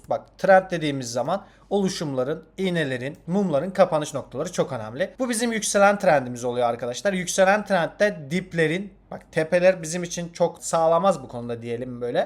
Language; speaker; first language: Turkish; non-native, fluent; Azerbaijani